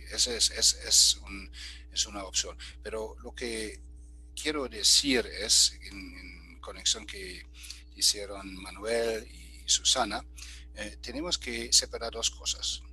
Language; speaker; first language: Spanish; non-native, fluent; German